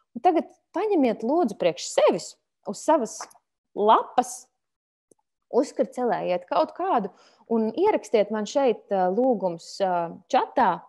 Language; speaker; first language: Latvian; native; Latvian